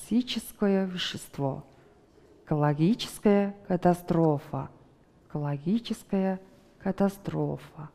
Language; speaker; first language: Russian; non-native, fluent; Mongolian